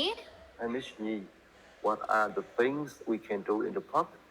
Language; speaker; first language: English; non-native, learner; Vietnamese